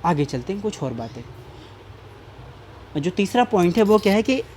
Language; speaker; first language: Hindi; native; Hindi